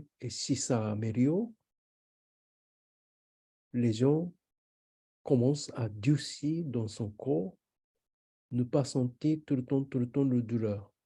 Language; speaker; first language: French; non-native, learner; Japanese